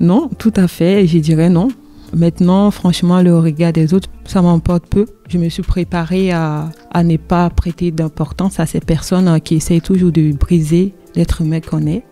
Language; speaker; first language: French; non-native, local second language; Dyula